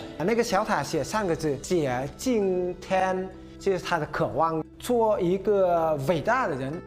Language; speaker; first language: Chinese; non-native, fluent; Vietnamese